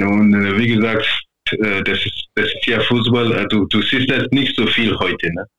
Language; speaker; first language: German; non-native, fluent; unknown